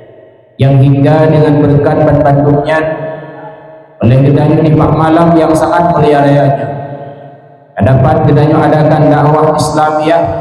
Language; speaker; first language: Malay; non-native, local second language; Achinese